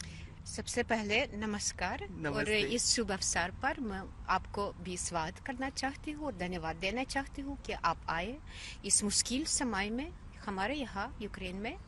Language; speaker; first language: Hindi; non-native, fluent; Ukrainian